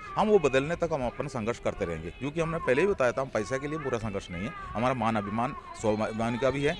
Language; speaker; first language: Hindi; non-native, local second language; Malayalam